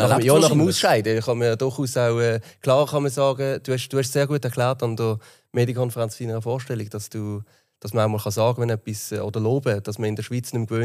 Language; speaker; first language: German; native; German